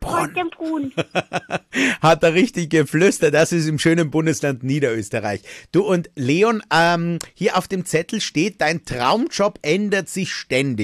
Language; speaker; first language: German; native; German